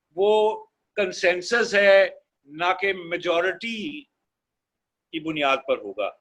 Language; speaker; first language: Urdu; native; Urdu